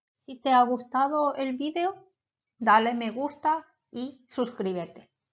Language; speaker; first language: Spanish; non-native, fluent; Korean